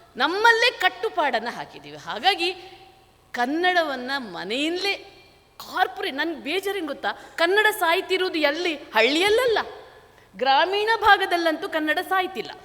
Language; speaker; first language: Kannada; non-native, local second language; Tulu